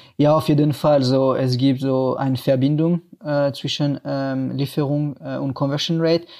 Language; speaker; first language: German; non-native, fluent; French